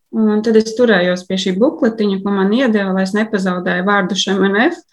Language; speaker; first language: Latvian; native; Latvian